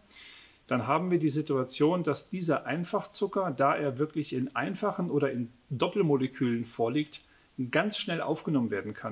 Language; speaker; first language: German; native; German